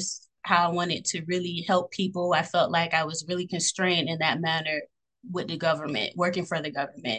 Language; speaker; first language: English; native; English